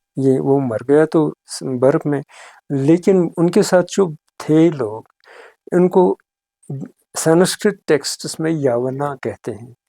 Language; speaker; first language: Urdu; non-native, local second language; Kashmiri